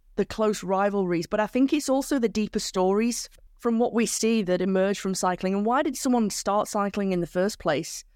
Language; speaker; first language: English; native; English